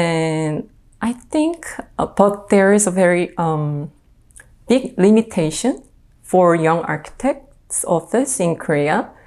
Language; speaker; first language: English; non-native, fluent; Korean